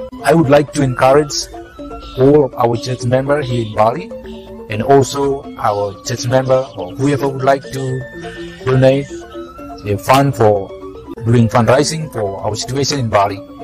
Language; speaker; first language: English; non-native, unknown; Balinese